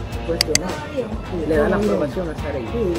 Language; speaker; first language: Spanish; native; Spanish